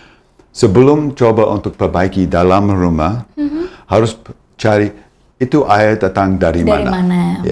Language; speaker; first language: Indonesian; non-native, fluent; English